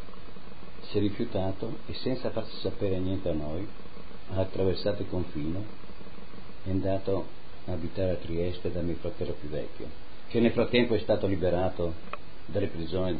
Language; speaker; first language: Italian; native; Italian